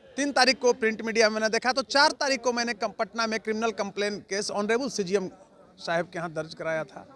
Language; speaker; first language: Hindi; native; Hindi